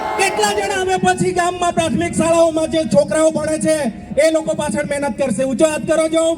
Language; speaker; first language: Gujarati; non-native, local second language; Gamit